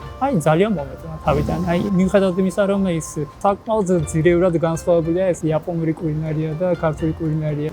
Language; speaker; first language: Georgian; non-native, fluent; Japanese